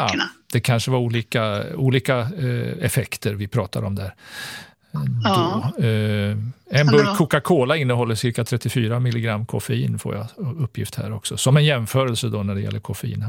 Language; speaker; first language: Swedish; native; Swedish